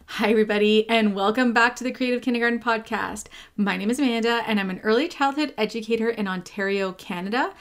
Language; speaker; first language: English; native; English